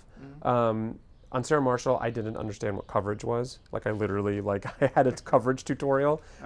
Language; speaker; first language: English; native; English